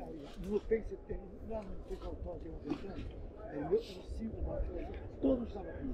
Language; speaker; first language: Portuguese; native; Portuguese